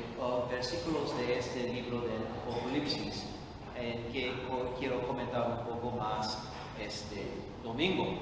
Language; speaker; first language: Spanish; non-native, fluent; English